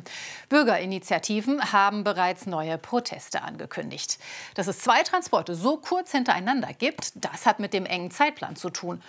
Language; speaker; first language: German; native; German